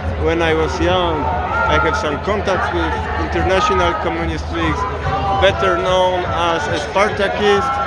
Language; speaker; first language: English; non-native, fluent; Polish